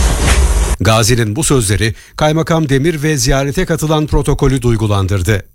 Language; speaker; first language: Turkish; native; Turkish